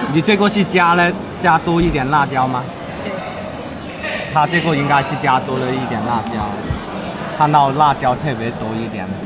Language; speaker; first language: Chinese; non-native, fluent; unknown